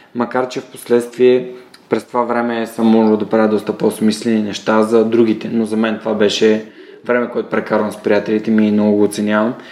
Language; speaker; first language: Bulgarian; native; Bulgarian